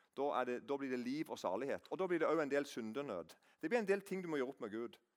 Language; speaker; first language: Norwegian; native; Norwegian